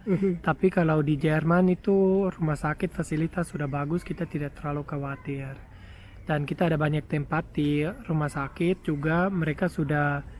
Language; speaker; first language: Indonesian; non-native, fluent; German